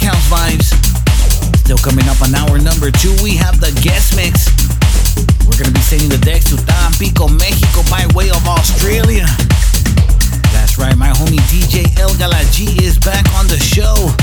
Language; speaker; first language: English; native; English